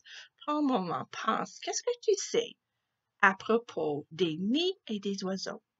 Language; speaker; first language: French; non-native, fluent; English